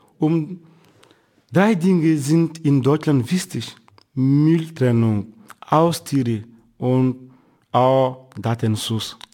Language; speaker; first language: German; non-native, fluent; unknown